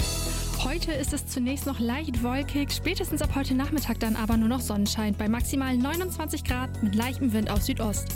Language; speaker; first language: German; native; German